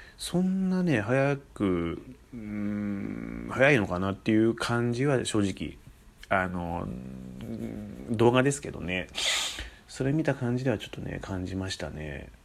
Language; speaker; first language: Japanese; native; Japanese